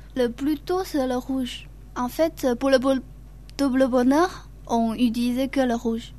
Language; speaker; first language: French; non-native, learner; Chinese